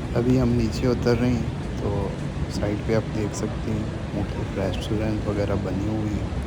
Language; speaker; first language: Urdu; non-native, local second language; Punjabi